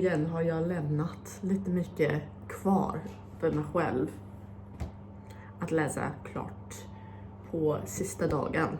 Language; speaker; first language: Swedish; non-native, fluent; English